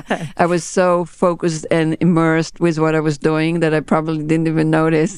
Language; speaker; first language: English; non-native, fluent; Hebrew